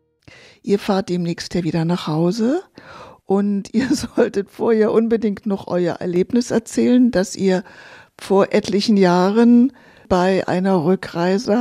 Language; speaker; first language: German; native; German